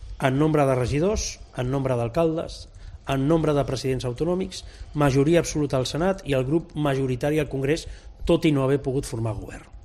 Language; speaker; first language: Catalan; non-native, local second language; Spanish